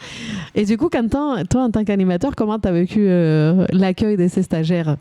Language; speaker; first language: French; native; French